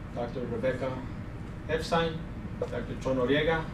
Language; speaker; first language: Spanish; early bilingual, heritage; Spanish